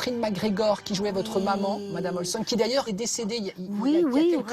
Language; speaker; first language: French; native; French